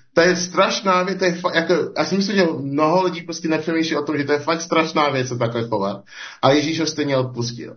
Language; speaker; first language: Czech; early bilingual, heritage; Czech